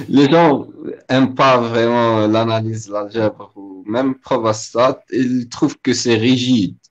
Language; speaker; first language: French; non-native, local second language; Arabic